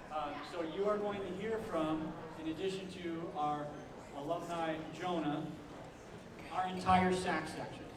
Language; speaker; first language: English; native; English